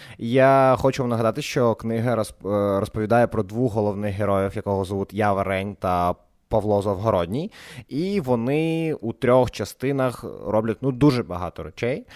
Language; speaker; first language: Ukrainian; non-native, local second language; Russian